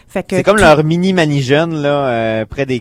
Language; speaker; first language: French; native; French